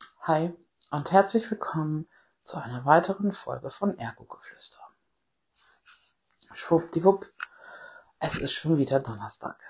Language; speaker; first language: German; native; German